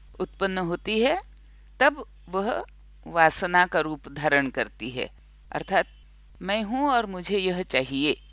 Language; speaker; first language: Hindi; non-native, local second language; Marathi